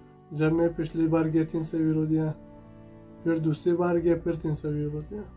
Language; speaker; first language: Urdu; non-native, fluent; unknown